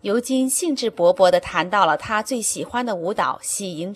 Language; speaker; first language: Chinese; native; Chinese